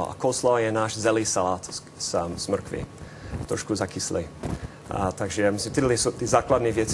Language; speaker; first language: Czech; non-native, fluent; English